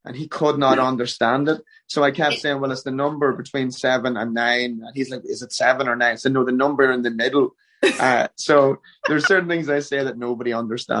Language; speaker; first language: English; native; English